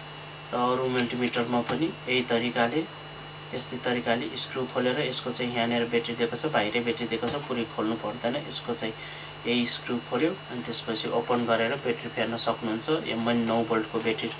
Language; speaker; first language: Nepali; native; Nepali